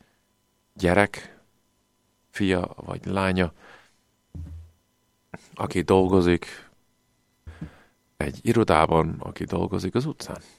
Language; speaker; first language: Hungarian; non-native, fluent; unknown